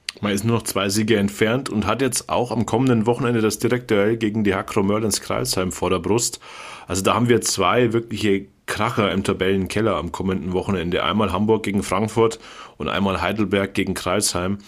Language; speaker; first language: German; native; German